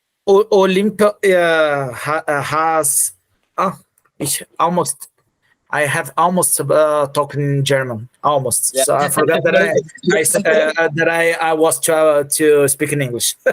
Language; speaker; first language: English; non-native, fluent; Portuguese